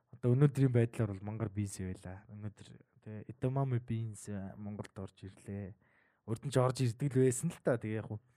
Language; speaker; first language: Mongolian; native; Mongolian